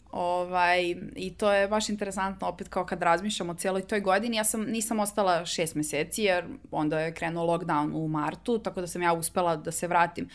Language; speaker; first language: Serbian; native; Serbian